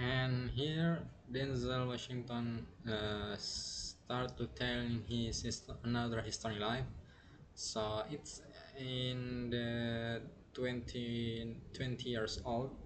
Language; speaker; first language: English; non-native, learner; Indonesian